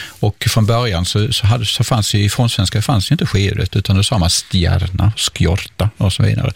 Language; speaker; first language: Swedish; native; Swedish